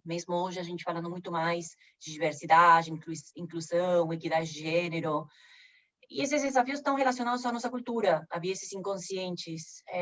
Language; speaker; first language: Portuguese; non-native, fluent; Spanish